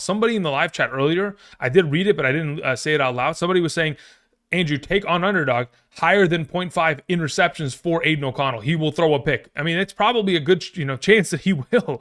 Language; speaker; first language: English; native; English